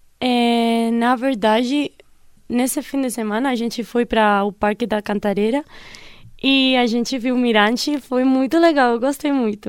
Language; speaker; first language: Portuguese; non-native, fluent; Spanish